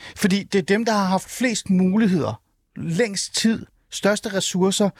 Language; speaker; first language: Danish; non-native, fluent; Turkish